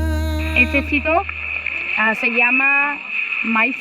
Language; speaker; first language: Spanish; non-native, learner; Thai